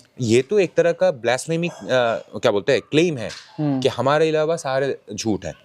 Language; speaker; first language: Hindi; non-native, local second language; Bangla